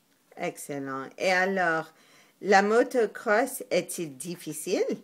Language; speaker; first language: French; non-native, learner; English